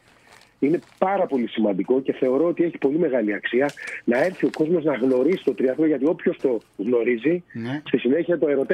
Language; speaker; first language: Greek; native; Greek